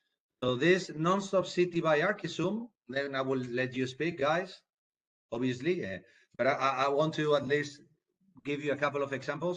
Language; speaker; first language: English; non-native, fluent; Spanish